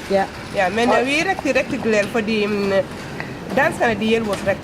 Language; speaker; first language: Danish; non-native, learner; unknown